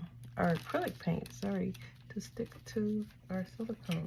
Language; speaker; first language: English; native; English